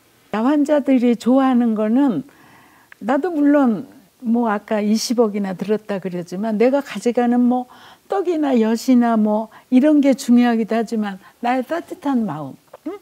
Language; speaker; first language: Korean; native; Korean